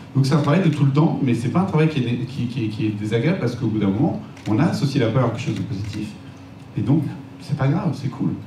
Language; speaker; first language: French; native; French